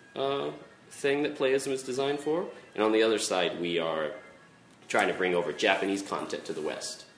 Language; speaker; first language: English; native; English